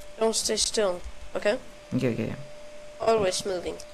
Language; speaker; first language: English; non-native, fluent; Danish